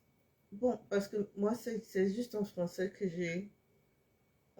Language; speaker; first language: French; non-native, fluent; English